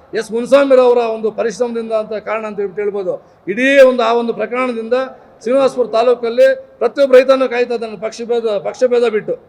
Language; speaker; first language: Kannada; native; Kannada